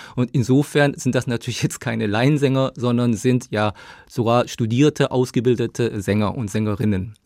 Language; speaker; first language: German; early bilingual, other home language; Korean